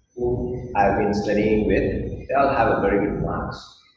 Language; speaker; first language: English; non-native, local second language; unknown